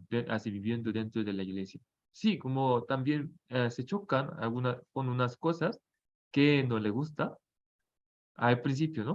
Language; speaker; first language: Spanish; non-native, fluent; Korean